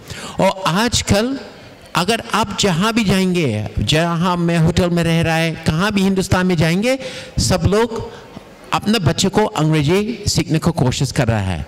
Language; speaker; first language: Hindi; non-native, fluent; Tamil